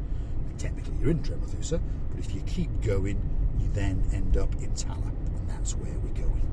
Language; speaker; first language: English; native; English